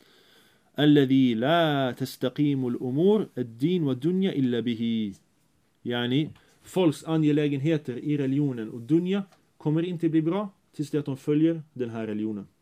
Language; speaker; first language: Swedish; early bilingual, other home language; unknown